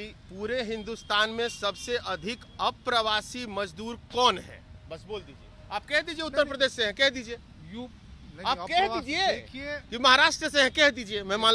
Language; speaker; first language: Hindi; native; Hindi